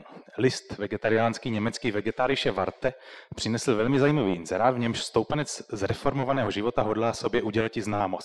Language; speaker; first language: Czech; native; Czech